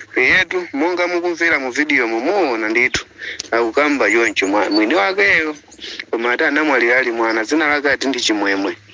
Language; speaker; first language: Nyanja; native; Nyanja